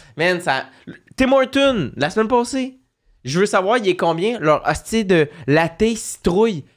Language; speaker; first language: French; native; French